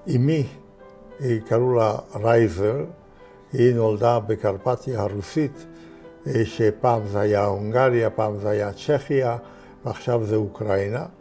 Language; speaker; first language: Hebrew; non-native, fluent; Hungarian